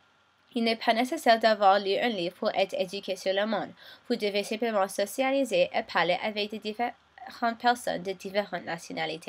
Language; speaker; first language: French; non-native, local second language; English